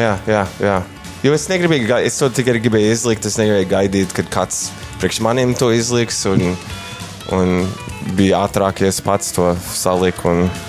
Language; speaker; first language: Latvian; early bilingual, heritage; Latvian